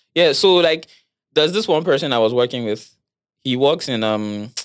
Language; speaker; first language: English; non-native, local second language; Yoruba